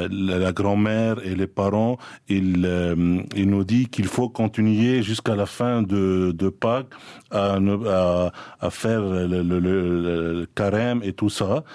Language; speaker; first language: French; non-native, fluent; Spanish